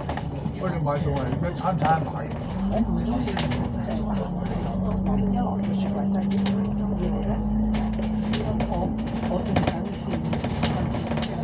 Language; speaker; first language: Cantonese; native; Cantonese